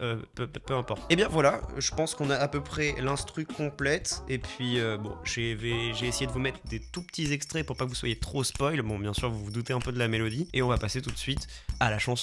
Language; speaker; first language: French; native; French